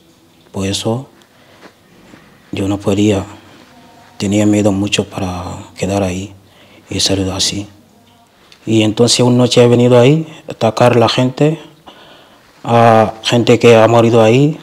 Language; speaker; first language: Spanish; non-native, learner; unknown